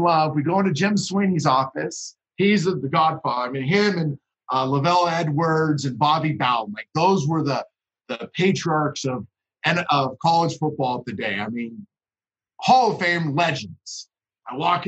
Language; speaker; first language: English; native; English